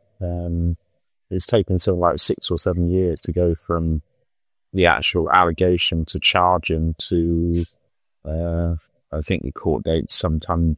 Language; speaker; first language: English; native; English